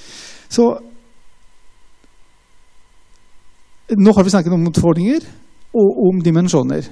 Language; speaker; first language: Norwegian; non-native, fluent; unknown